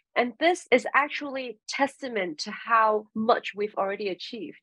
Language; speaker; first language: English; non-native, local second language; Cantonese